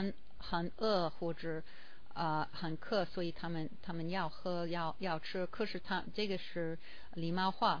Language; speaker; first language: Chinese; non-native, learner; English